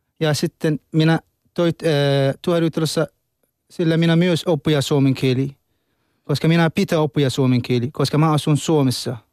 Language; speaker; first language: Finnish; non-native, learner; Arabic